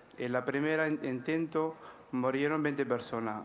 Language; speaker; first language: Spanish; non-native, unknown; Arabic